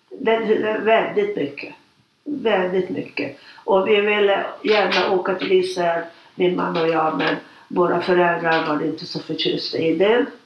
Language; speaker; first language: Swedish; non-native, fluent; Hungarian